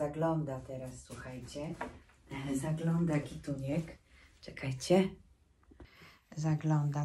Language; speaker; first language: Polish; native; Polish